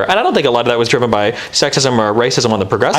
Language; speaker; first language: English; native; English